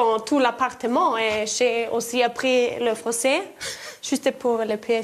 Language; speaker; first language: French; non-native, learner; German